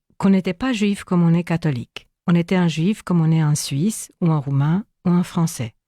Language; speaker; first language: French; non-native, fluent; Romanian